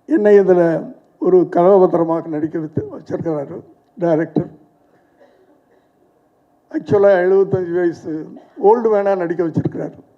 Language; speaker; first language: Tamil; native; Tamil